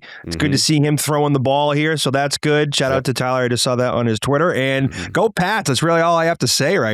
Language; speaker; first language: English; native; English